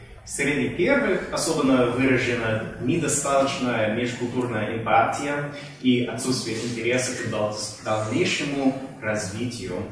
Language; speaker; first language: Russian; non-native, fluent; English